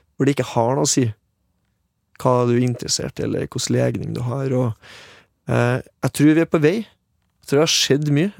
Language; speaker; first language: Norwegian; native; Norwegian